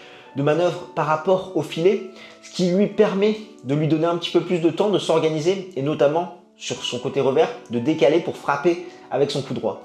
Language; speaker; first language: French; native; French